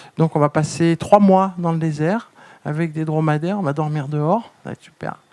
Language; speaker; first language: French; native; French